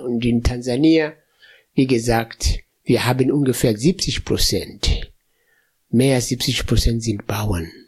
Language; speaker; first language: German; non-native, fluent; Swahili